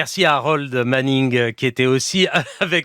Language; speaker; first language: French; native; French